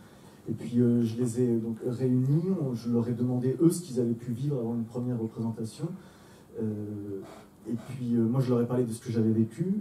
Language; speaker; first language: French; native; French